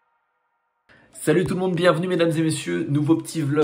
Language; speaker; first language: French; native; French